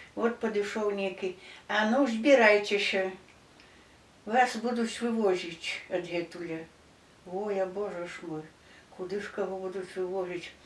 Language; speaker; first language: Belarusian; native; Belarusian